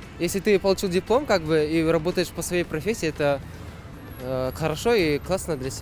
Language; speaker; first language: Russian; non-native, local second language; Kyrgyz